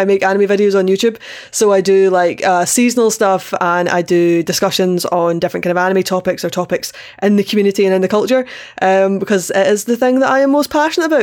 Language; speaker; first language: English; native; English